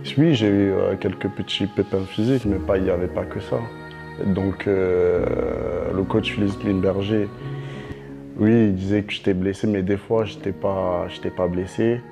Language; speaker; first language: French; early bilingual, other home language; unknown